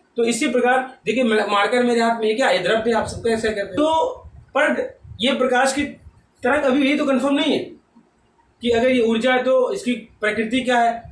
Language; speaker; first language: Hindi; native; Hindi